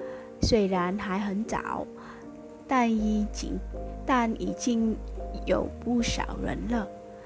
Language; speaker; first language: Chinese; non-native, fluent; Vietnamese